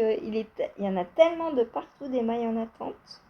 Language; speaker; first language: French; native; French